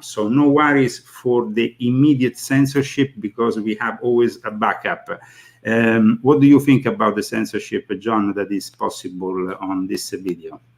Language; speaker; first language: English; non-native, fluent; Italian